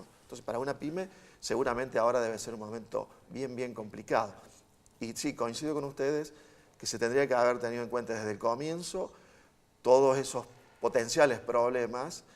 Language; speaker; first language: Spanish; native; Spanish